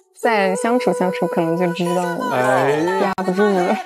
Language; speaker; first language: Chinese; native; Chinese